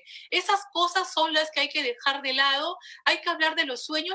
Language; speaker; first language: Spanish; native; Spanish